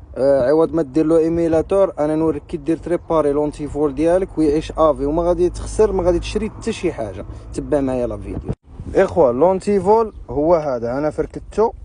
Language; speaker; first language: Arabic; native; Arabic